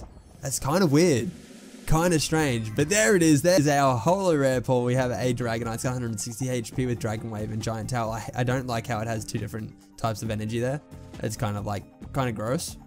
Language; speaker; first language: English; native; English